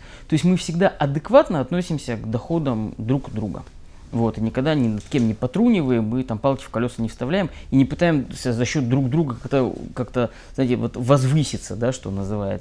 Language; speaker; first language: Russian; native; Russian